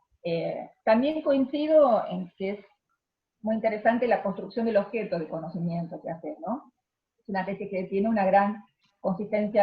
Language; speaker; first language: Spanish; native; Spanish